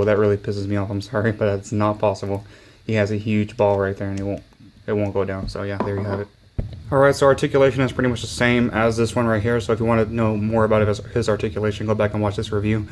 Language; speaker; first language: English; native; English